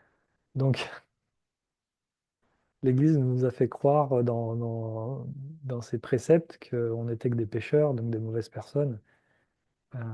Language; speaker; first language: French; native; French